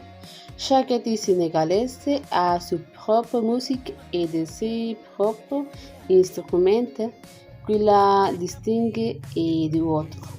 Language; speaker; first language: French; non-native, learner; Spanish